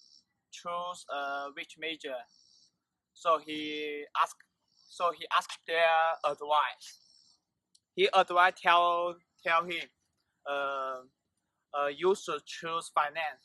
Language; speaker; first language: English; non-native, learner; Chinese